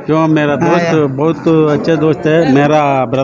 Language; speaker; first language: Hindi; non-native, local second language; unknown